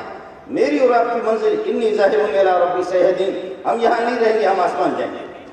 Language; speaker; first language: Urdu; non-native, local second language; Brahui